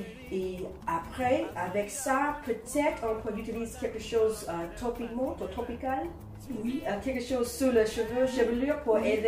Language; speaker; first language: French; non-native, learner; English